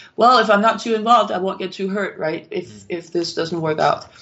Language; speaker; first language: English; non-native, fluent; Danish